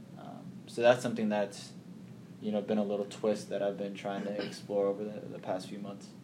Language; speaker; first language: English; early bilingual, other home language; Somali